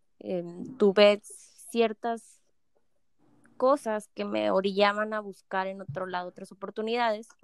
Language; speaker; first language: Spanish; native; Spanish